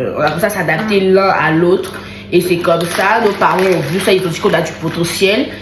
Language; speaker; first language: French; native; French